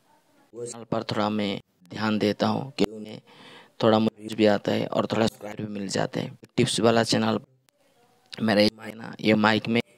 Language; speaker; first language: Hindi; non-native, local second language; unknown